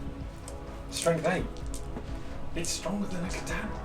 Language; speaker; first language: English; native; English